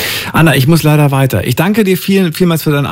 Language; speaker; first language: German; native; German